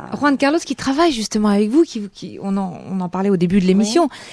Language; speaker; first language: French; native; French